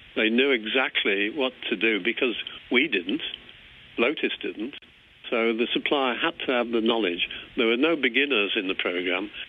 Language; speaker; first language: English; native; English